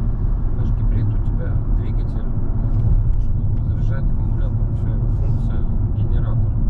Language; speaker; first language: Russian; non-native, local second language; Kyrgyz